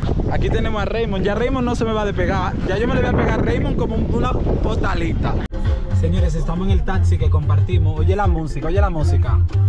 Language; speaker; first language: Spanish; native; Spanish